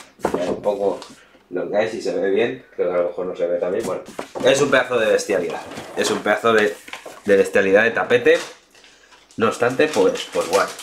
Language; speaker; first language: Spanish; native; Spanish